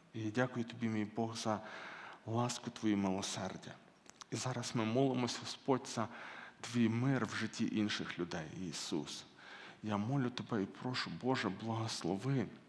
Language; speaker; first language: Ukrainian; native; Ukrainian